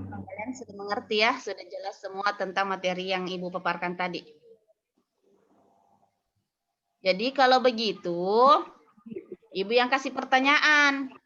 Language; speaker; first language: Indonesian; non-native, local second language; Buginese